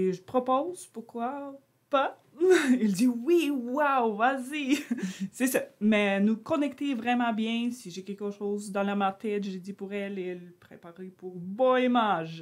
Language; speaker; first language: French; non-native, learner; Ukrainian